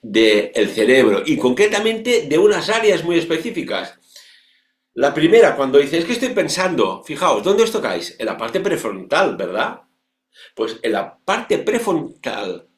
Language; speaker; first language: Spanish; non-native, local second language; Catalan